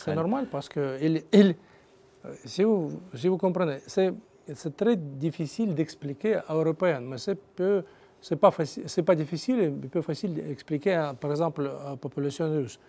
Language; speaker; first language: French; non-native, learner; Russian